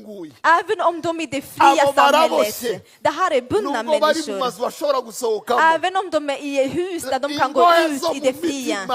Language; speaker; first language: Swedish; non-native, fluent; Kinyarwanda